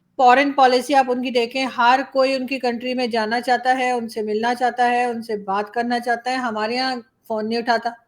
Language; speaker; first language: Urdu; native; Urdu